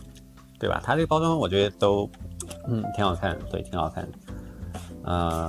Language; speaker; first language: Chinese; native; Chinese